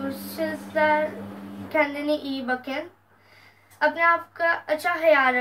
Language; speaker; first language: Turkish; non-native, learner; Urdu